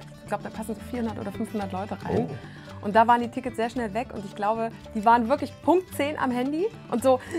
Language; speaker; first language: German; native; German